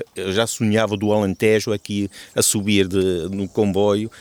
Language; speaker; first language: Portuguese; non-native, fluent; German